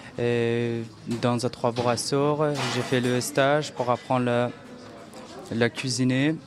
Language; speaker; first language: French; non-native, learner; Persian